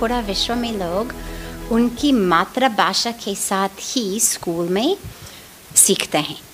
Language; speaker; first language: Hindi; non-native, fluent; English